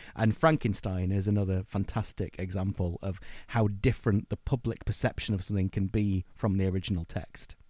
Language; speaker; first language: English; native; English